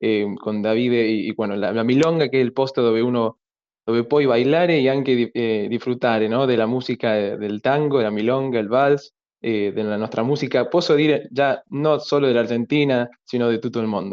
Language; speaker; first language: Italian; non-native, learner; Spanish